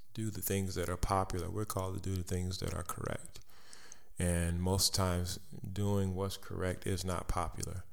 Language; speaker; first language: English; native; English